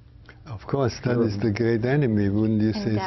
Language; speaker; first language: English; non-native, fluent; German